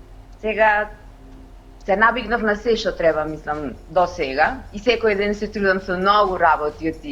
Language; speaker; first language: Macedonian; non-native, fluent; Spanish